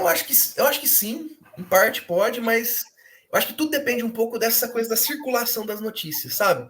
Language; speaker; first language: Portuguese; native; Portuguese